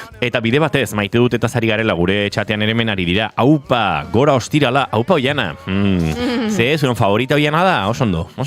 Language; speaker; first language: Basque; non-native, local second language; Spanish